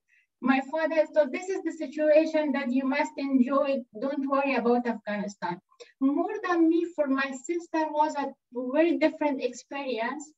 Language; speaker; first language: English; non-native, learner; Persian